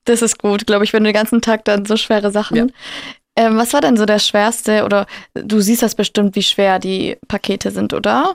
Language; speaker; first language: German; native; German